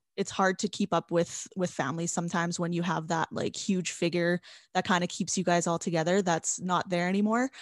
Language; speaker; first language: English; native; English